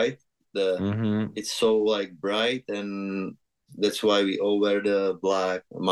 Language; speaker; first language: English; non-native, fluent; Czech